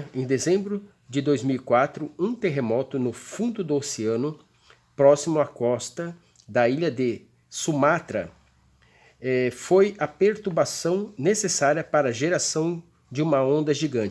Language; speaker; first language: Portuguese; native; Portuguese